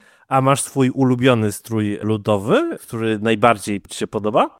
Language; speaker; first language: Polish; native; Polish